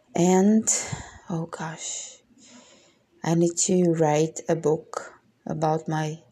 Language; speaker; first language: English; non-native, learner; Portuguese